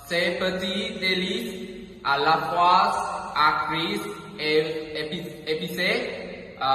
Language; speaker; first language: French; non-native, learner; Vietnamese